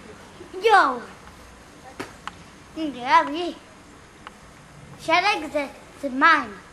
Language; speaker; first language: Hebrew; early bilingual, heritage; Hebrew